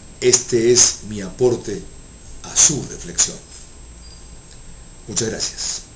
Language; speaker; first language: Spanish; native; Spanish